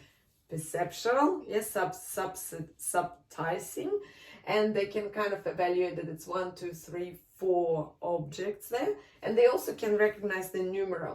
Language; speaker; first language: English; non-native, fluent; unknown